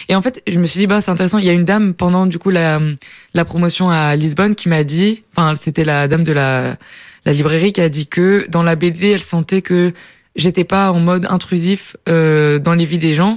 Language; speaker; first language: French; native; French